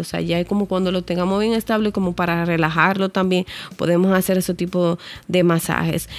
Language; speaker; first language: Spanish; native; Spanish